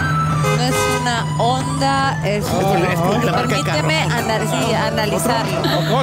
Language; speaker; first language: Spanish; native; Spanish